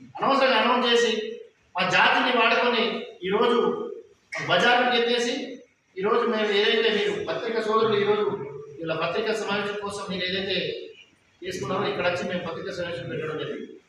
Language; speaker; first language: Telugu; non-native, local second language; Lambadi